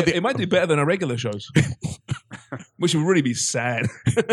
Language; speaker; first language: English; native; English